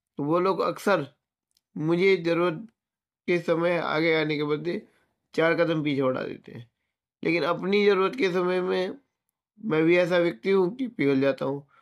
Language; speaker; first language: Hindi; native; Hindi